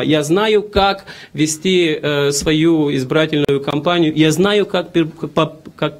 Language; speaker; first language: Russian; non-native, local second language; Romanian